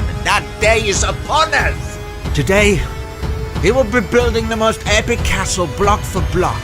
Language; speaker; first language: English; native; English